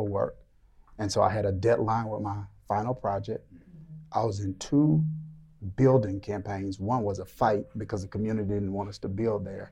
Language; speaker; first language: English; native; English